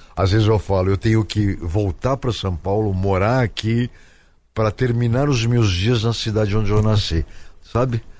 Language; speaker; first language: Portuguese; native; Portuguese